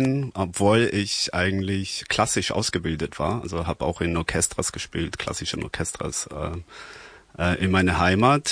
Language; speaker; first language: German; non-native, fluent; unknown